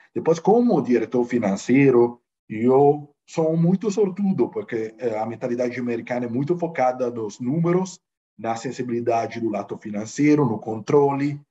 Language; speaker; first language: Portuguese; non-native, fluent; Italian